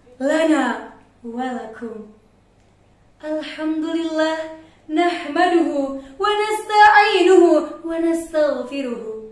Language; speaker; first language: Arabic; non-native, learner; Indonesian